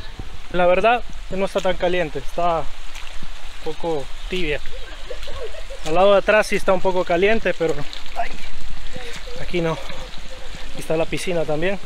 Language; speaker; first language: Spanish; native; Spanish